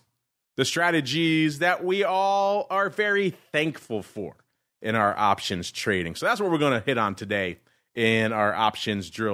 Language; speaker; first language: English; native; English